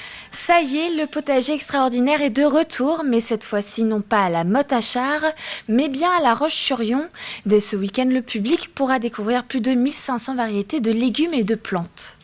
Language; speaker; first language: French; native; French